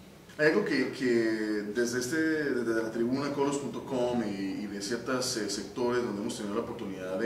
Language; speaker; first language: Spanish; native; Spanish